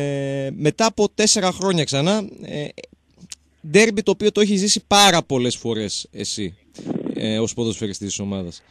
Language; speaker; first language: Greek; native; Greek